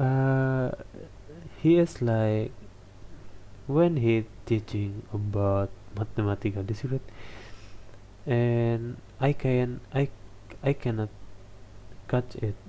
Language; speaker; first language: English; non-native, learner; Indonesian